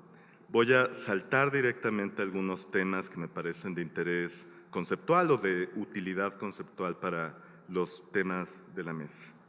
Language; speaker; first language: Spanish; native; Spanish